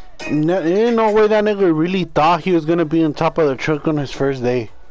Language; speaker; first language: English; early bilingual, other home language; Spanish